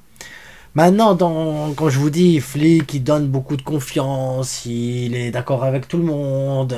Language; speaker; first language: French; native; French